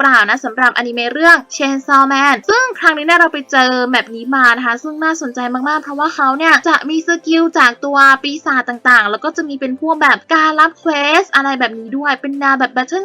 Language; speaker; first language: Thai; native; Thai